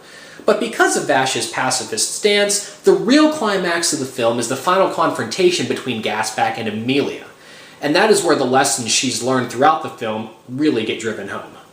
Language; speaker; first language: English; native; English